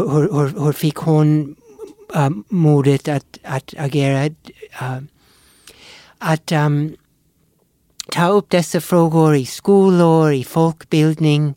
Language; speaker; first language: Swedish; non-native, fluent; English